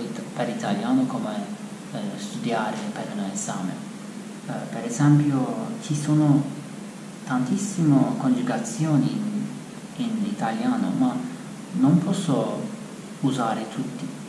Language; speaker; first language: Italian; non-native, learner; Turkish